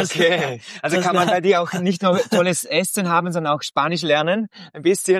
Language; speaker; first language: German; native; German